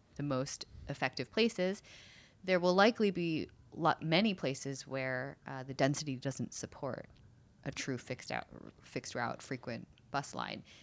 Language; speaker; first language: English; native; English